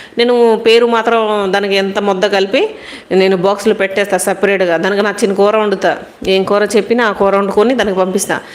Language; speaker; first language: Telugu; non-native, local second language; Hindi